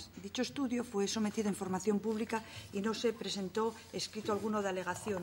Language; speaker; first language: Spanish; native; Spanish